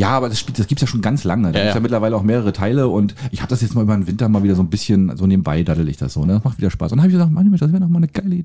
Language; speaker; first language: German; native; German